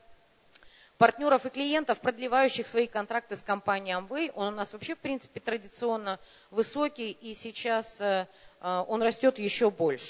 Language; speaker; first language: Russian; native; Russian